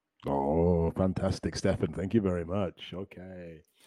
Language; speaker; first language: English; native; English